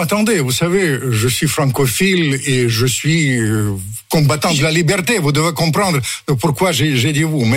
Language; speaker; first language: French; non-native, fluent; Russian